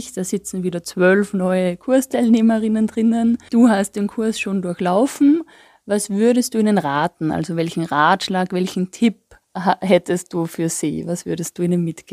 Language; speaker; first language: German; native; German